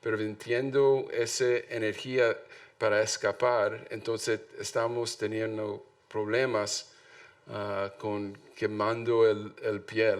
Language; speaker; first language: Spanish; non-native, learner; English